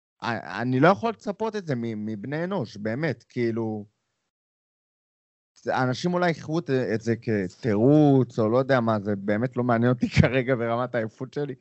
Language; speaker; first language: Hebrew; native; Hebrew